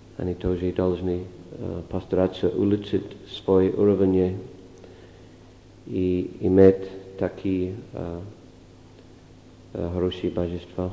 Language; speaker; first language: Russian; non-native, fluent; English